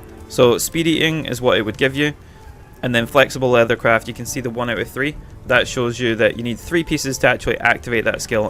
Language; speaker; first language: English; native; English